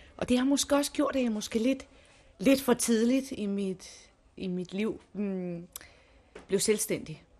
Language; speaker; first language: Danish; native; Danish